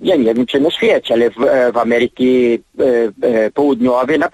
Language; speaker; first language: Polish; early bilingual, heritage; Polish